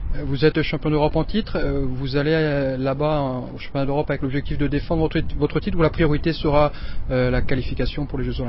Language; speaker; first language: French; native; French